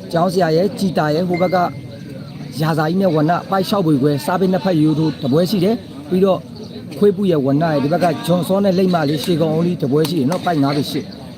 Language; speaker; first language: Burmese; native; Burmese